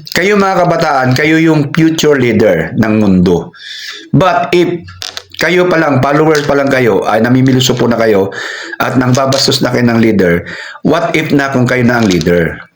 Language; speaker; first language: Filipino; non-native, local second language; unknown